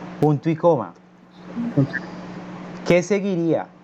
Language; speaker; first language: Spanish; native; Spanish